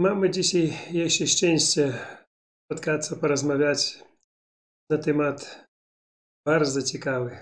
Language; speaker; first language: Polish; non-native, learner; Belarusian